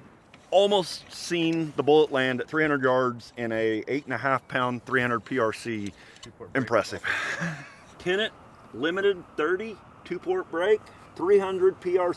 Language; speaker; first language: English; native; English